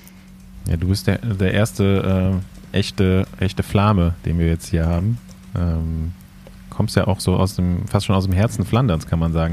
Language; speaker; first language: German; native; German